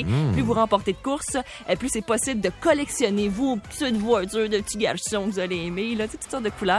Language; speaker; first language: French; native; French